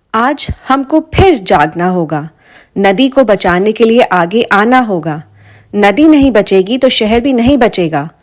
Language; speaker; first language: Hindi; native; Hindi